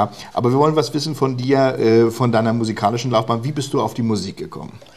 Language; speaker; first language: German; native; German